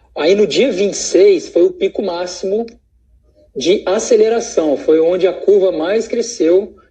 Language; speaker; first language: Portuguese; native; Portuguese